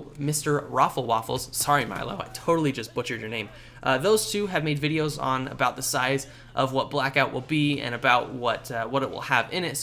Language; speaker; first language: English; native; English